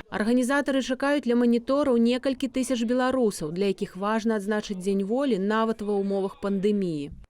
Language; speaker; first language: Belarusian; native; Belarusian